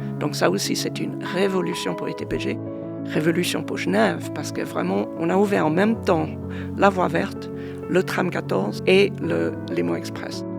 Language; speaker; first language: French; non-native, fluent; English